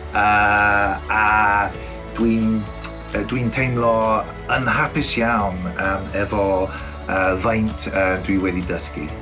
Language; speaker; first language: Welsh; non-native, learner; English